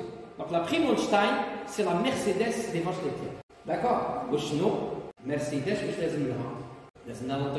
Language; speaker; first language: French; non-native, local second language; Arabic